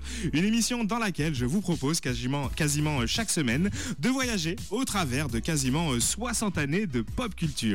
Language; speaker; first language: French; native; French